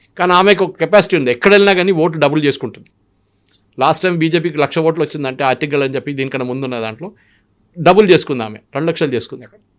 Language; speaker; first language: Telugu; non-native, local second language; Malayalam